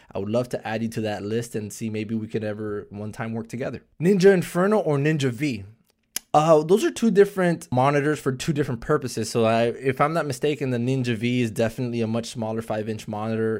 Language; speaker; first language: English; early bilingual, other home language; Spanish